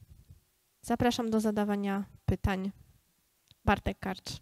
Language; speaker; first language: Polish; native; Polish